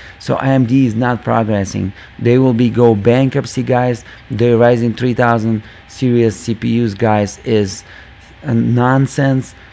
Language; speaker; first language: English; non-native, fluent; Russian